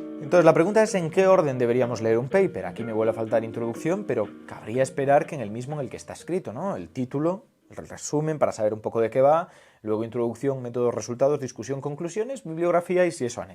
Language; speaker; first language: Spanish; native; Spanish